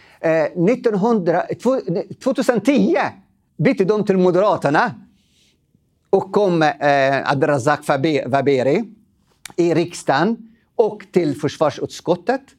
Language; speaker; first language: Swedish; non-native, fluent; Arabic